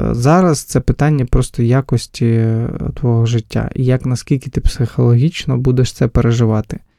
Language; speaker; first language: Ukrainian; non-native, local second language; Russian